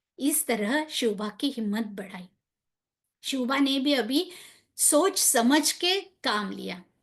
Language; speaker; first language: Hindi; non-native, local second language; Marathi